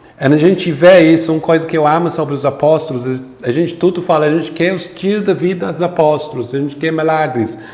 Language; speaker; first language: Portuguese; non-native, fluent; English